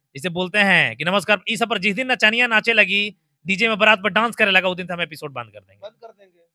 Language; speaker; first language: Hindi; native; Hindi